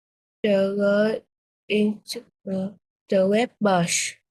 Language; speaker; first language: English; non-native, learner; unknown